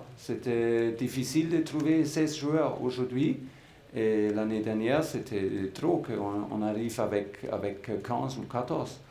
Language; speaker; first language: French; non-native, fluent; German